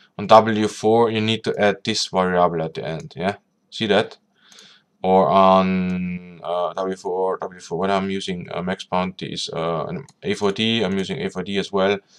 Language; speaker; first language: English; non-native, fluent; German